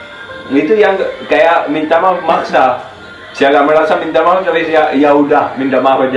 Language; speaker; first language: Indonesian; non-native, fluent; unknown